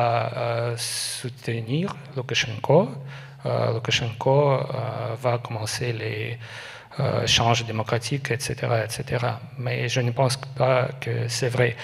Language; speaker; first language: French; non-native, learner; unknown